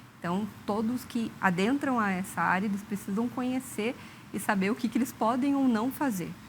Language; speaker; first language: Portuguese; native; Portuguese